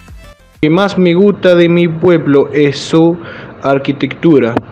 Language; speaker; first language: Spanish; non-native, fluent; Arabic